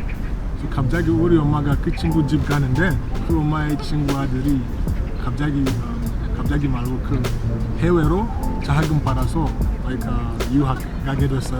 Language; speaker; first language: Korean; non-native, fluent; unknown